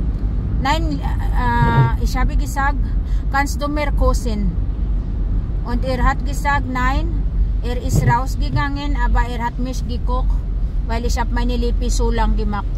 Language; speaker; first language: German; non-native, learner; Filipino